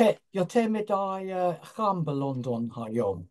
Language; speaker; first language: Hebrew; non-native, learner; English